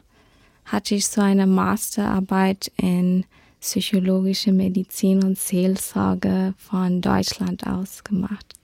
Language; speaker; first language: German; early bilingual, heritage; German